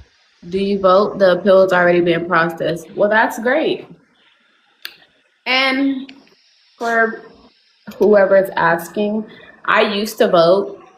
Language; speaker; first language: English; native; English